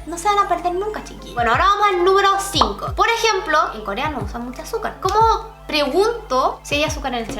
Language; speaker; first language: Spanish; native; Spanish